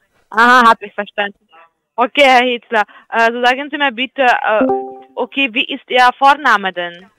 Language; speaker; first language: German; non-native, fluent; Ukrainian